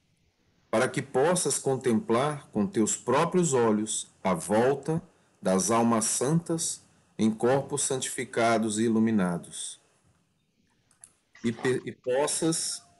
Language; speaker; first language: Portuguese; native; Portuguese